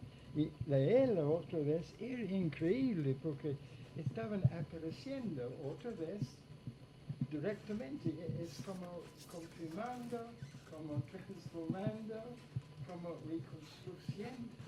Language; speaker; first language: Spanish; non-native, fluent; English